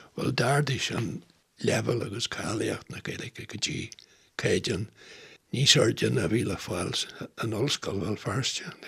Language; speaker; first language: Irish; non-native, local second language; English